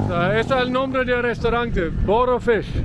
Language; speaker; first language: Spanish; non-native, learner; English